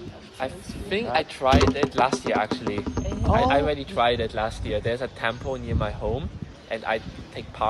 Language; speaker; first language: English; non-native, fluent; German